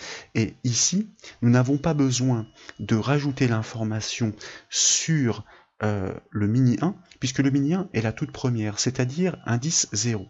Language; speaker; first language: French; native; French